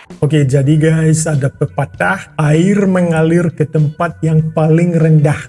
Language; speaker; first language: Indonesian; non-native, fluent; Russian